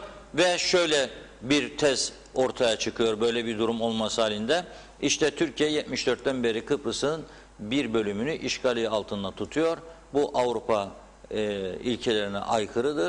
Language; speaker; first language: Turkish; native; Turkish